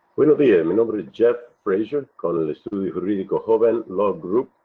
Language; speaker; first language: Spanish; non-native, fluent; English